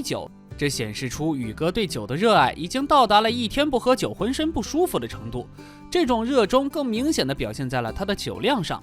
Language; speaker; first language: Chinese; native; Chinese